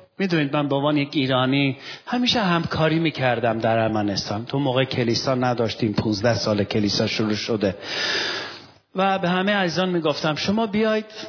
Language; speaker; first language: Persian; non-native, local second language; Armenian